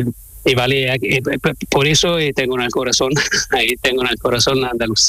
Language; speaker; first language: Spanish; non-native, learner; Italian